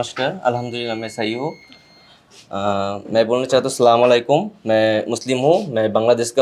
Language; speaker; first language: Hindi; non-native, fluent; Bangla